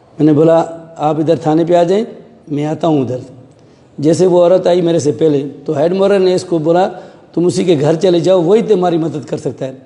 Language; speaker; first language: Urdu; non-native, local second language; Sindhi